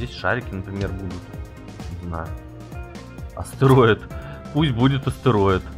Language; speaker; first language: Russian; native; Russian